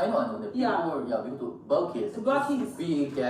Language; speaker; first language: English; non-native, learner; Korean